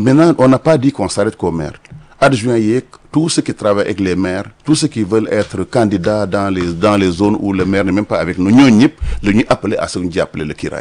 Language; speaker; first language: French; non-native, local second language; Wolof